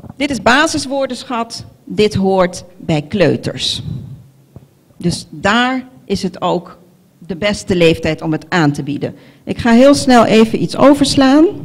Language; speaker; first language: Dutch; non-native, local second language; Papiamento